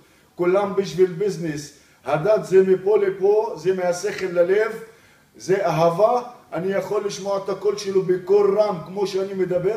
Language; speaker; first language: Hebrew; non-native, local second language; Arabic